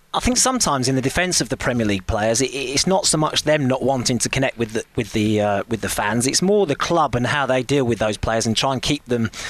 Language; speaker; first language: English; native; English